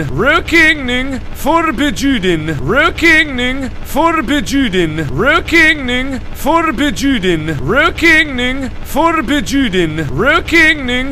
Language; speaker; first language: Swedish; non-native, learner; English